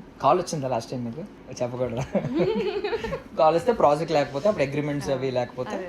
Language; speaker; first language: Telugu; native; Telugu